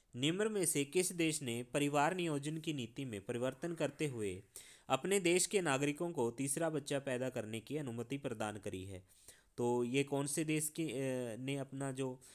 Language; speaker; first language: Hindi; non-native, local second language; Punjabi